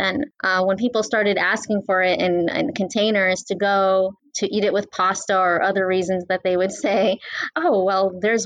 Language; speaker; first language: English; native; English